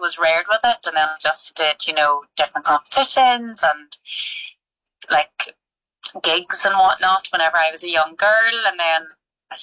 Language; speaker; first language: English; native; English